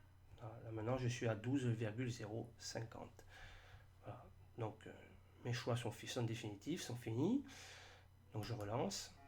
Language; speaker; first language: French; native; French